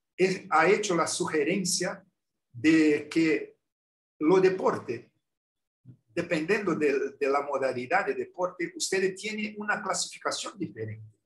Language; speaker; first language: Spanish; non-native, learner; Portuguese